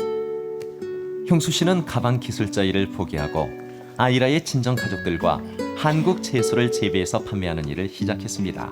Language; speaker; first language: Korean; native; Korean